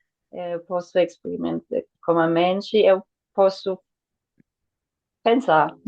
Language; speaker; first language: Portuguese; non-native, fluent; Spanish